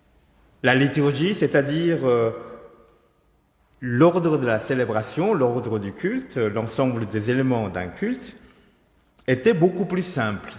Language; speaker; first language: French; non-native, fluent; Korean